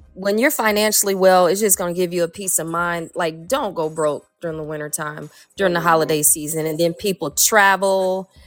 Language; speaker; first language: English; native; English